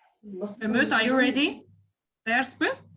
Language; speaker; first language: English; non-native, fluent; Kyrgyz